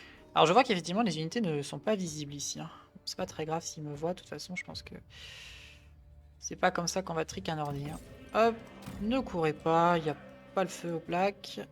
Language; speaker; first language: French; native; French